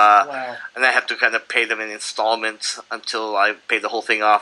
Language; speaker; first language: English; non-native, local second language; Filipino